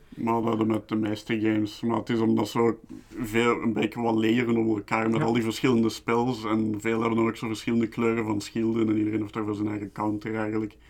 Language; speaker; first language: Dutch; native; Dutch